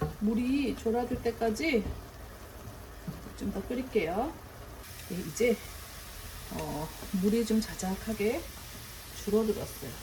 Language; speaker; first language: Korean; native; Korean